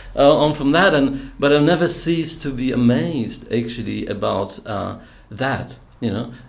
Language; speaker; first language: English; non-native, fluent; Polish